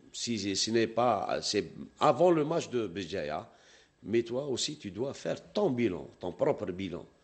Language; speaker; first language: French; non-native, local second language; Arabic